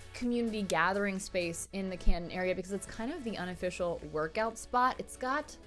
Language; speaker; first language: English; native; English